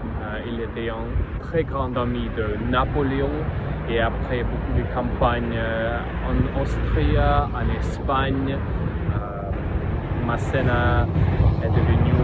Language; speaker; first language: French; non-native, learner; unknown